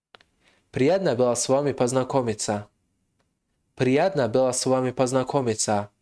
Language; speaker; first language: Russian; non-native, fluent; Tajik